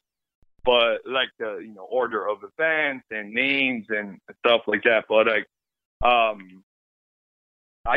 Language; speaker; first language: English; non-native, fluent; Portuguese